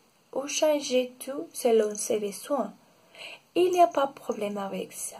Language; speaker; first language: French; non-native, learner; Spanish